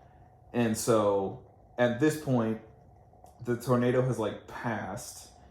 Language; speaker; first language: English; native; English